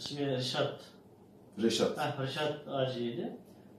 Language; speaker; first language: Turkish; non-native, learner; Uyghur